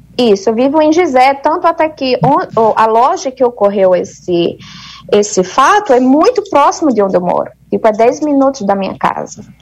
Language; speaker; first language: Portuguese; native; Portuguese